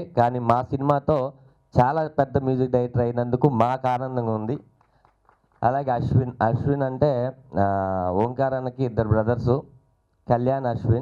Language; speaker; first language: Telugu; native; Telugu